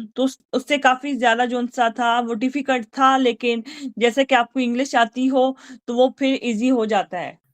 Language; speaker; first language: Urdu; native; Urdu